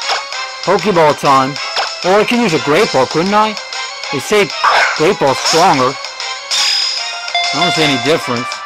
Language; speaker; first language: English; native; English